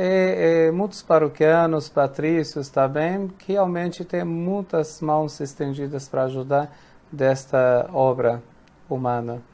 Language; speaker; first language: Portuguese; non-native, fluent; Arabic